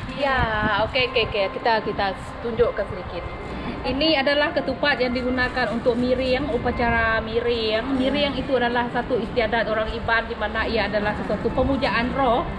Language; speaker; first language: Malay; non-native, local second language; Iban